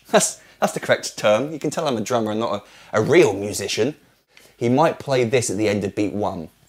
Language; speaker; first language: English; native; English